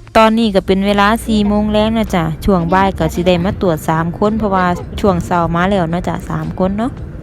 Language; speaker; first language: Thai; native; Thai